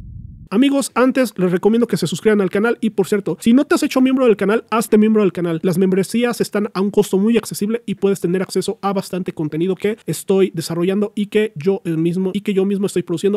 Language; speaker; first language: Spanish; native; Spanish